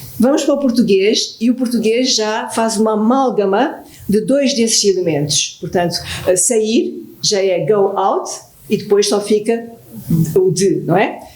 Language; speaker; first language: Portuguese; native; Portuguese